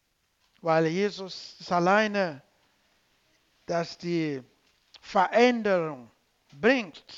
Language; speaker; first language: German; non-native, learner; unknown